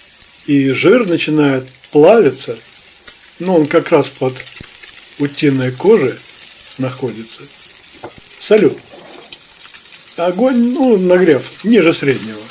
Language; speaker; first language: Russian; native; Russian